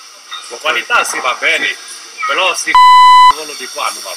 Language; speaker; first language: Italian; non-native, learner; Chinese